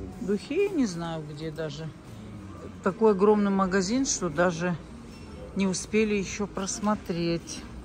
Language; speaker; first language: Russian; native; Russian